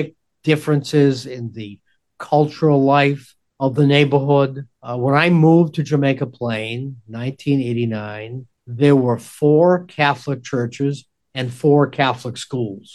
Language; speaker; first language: English; native; English